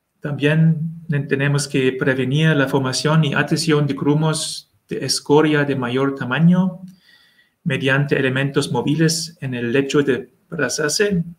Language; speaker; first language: Spanish; non-native, learner; German